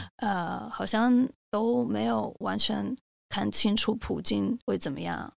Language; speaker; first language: Chinese; non-native, fluent; Russian